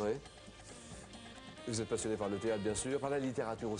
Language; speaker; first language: French; native; French